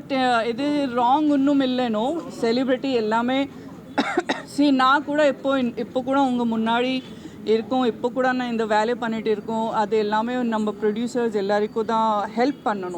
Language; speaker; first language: Tamil; non-native, fluent; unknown